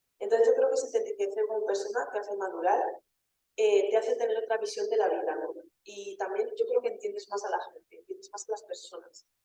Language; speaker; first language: Spanish; early bilingual, other home language; Wolof